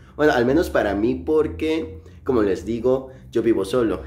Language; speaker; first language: Spanish; native; Spanish